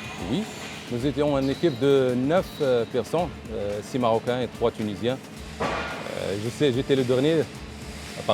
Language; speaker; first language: French; non-native, local second language; Arabic